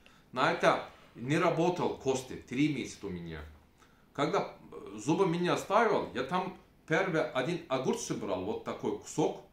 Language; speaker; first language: Russian; non-native, learner; Turkish